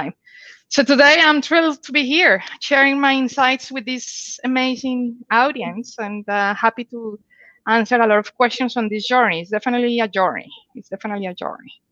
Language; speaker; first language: English; non-native, fluent; Spanish